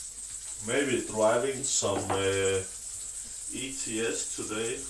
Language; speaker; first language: English; non-native, learner; Danish